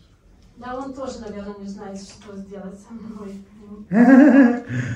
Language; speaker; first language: Russian; non-native, learner; Romanian